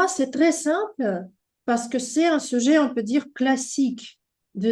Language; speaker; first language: French; non-native, fluent; Russian